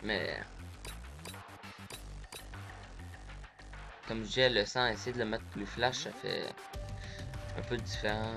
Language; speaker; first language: French; native; French